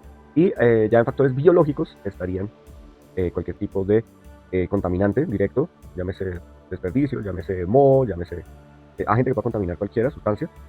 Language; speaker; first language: Spanish; native; Spanish